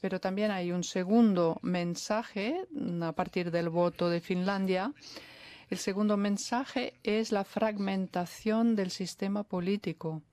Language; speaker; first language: Spanish; non-native, fluent; Italian